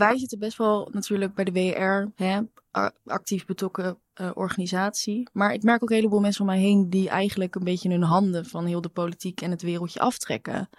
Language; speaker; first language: Dutch; native; Dutch